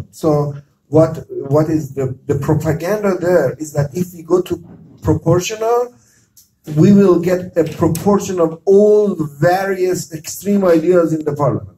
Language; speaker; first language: English; non-native, fluent; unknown